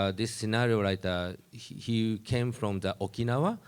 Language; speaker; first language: English; non-native, learner; Japanese